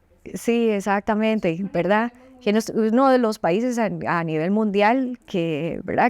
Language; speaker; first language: Spanish; native; Spanish